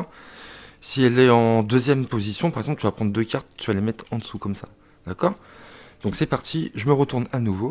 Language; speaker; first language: French; native; French